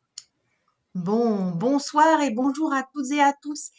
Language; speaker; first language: French; native; French